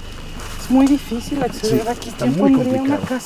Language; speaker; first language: Spanish; native; Spanish